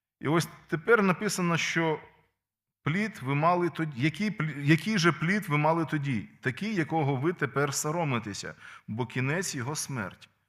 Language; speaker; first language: Ukrainian; non-native, local second language; Russian